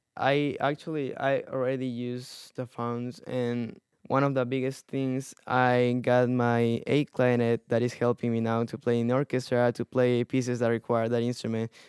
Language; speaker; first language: English; non-native, fluent; Spanish